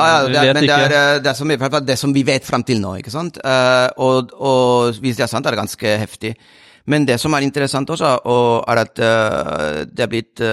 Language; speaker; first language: Norwegian; non-native, fluent; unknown